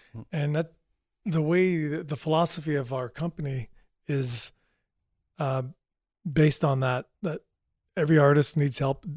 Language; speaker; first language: English; native; English